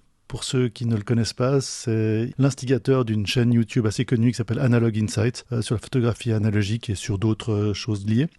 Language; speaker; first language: French; native; French